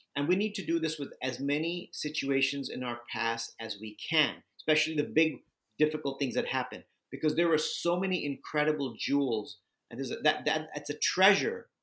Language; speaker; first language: English; native; English